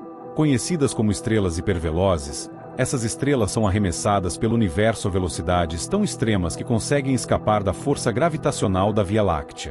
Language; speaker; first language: Portuguese; native; Portuguese